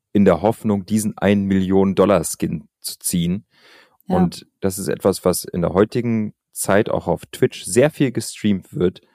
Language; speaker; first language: German; early bilingual, other home language; Albanian